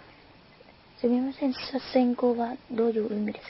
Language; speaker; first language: Japanese; non-native, learner; Lao